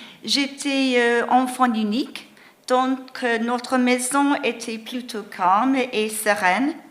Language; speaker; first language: French; non-native, fluent; English